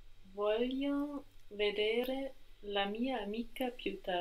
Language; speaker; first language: Italian; non-native, learner; English